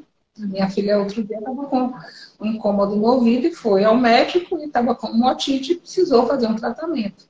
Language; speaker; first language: Portuguese; native; Portuguese